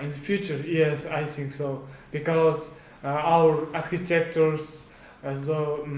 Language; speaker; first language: English; non-native, learner; Kazakh